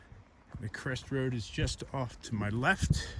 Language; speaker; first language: English; native; English